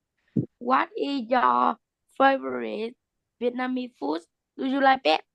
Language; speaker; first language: English; non-native, learner; Vietnamese